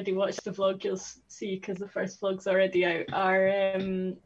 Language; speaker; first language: English; native; English